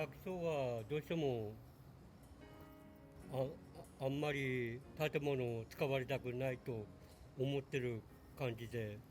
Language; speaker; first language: Japanese; native; Japanese